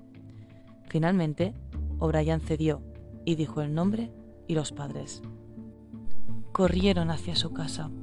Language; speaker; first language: Spanish; native; Spanish